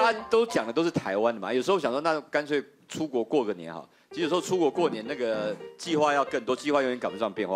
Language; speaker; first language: Chinese; native; Chinese